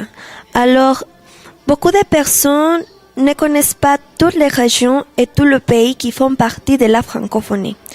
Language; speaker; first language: French; non-native, learner; Spanish